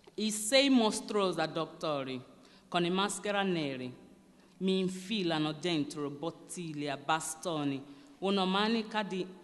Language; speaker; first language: Italian; non-native, learner; Yoruba